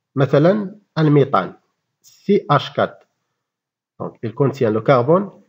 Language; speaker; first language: French; non-native, local second language; Arabic